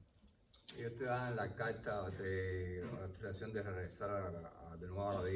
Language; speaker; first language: Spanish; native; Spanish